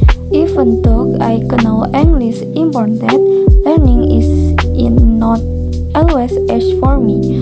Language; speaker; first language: English; non-native, learner; Indonesian